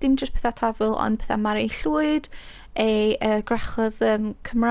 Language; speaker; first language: Welsh; native; Welsh